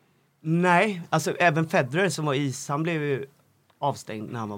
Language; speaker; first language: Swedish; native; Swedish